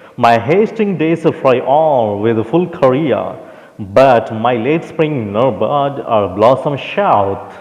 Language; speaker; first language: English; non-native, local second language; Telugu